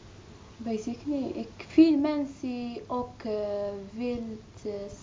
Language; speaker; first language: Dutch; non-native, learner; Arabic